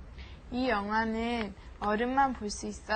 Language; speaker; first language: Korean; non-native, learner; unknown